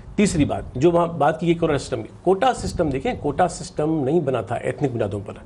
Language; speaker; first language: Urdu; non-native, local second language; Sindhi